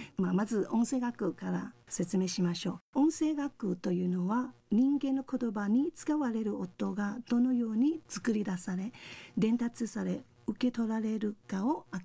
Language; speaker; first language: Japanese; non-native, fluent; Cantonese